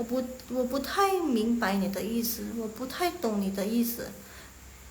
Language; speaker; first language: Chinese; non-native, fluent; Indonesian